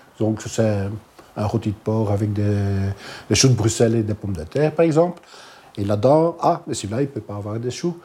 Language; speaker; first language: French; non-native, local second language; Dutch